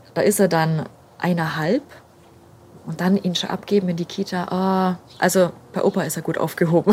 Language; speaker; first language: German; native; German